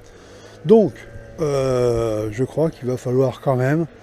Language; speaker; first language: French; native; French